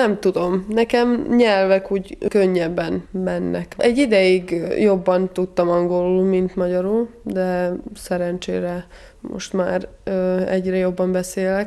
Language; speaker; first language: Hungarian; non-native, fluent; Serbian